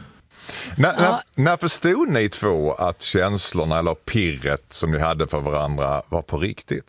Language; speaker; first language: Swedish; native; Swedish